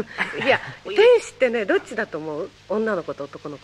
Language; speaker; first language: Japanese; native; Japanese